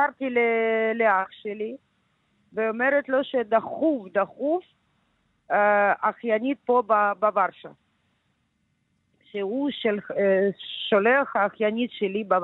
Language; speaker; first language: Hebrew; non-native, learner; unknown